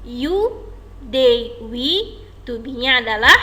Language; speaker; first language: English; non-native, fluent; Indonesian